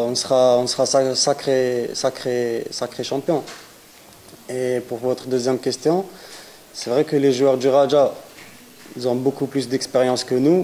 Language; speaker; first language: French; native; French